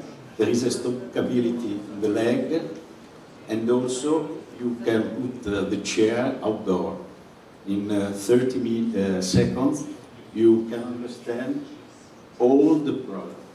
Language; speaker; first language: English; non-native, fluent; Italian